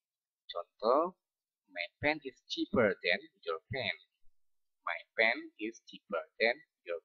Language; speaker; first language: English; non-native, fluent; Indonesian